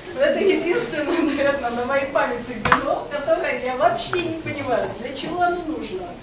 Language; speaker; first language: Russian; non-native, local second language; Georgian